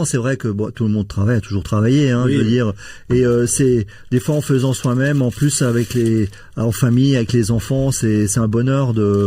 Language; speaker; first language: French; native; French